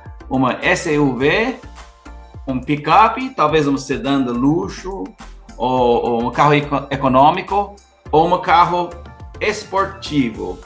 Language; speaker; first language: Portuguese; non-native, learner; English